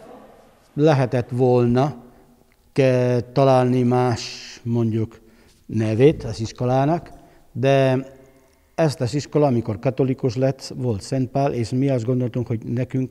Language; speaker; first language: Hungarian; non-native, fluent; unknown